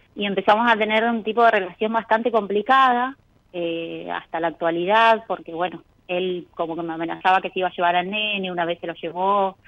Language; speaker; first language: Spanish; native; Spanish